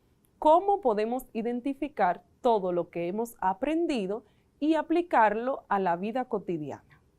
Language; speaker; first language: Spanish; native; Spanish